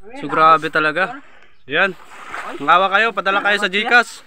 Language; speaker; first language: Filipino; native; Filipino